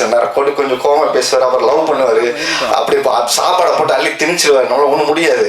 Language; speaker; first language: Tamil; native; Tamil